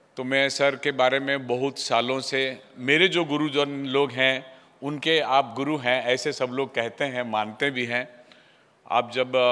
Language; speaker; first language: Hindi; non-native, local second language; Odia